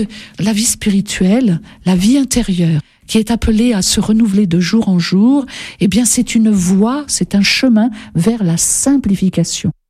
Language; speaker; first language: French; native; French